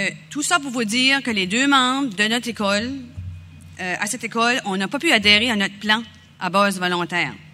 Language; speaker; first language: French; native; French